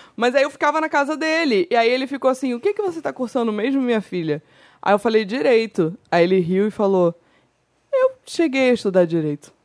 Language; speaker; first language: Portuguese; native; Portuguese